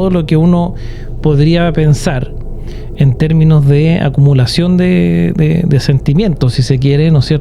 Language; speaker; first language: Spanish; native; Spanish